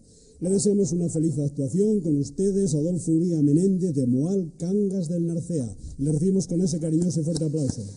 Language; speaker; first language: Spanish; native; Spanish